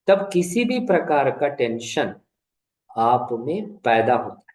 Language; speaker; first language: Hindi; non-native, local second language; Kannada